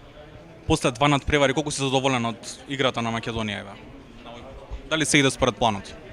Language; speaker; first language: Macedonian; native; Macedonian